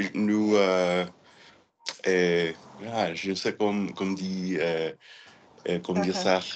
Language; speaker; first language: French; non-native, learner; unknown